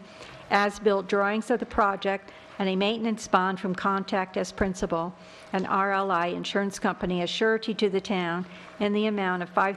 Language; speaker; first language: English; native; English